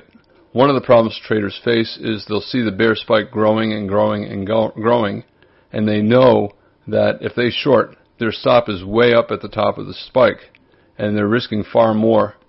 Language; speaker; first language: English; native; English